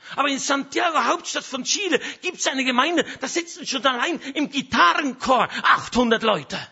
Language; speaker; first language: German; native; German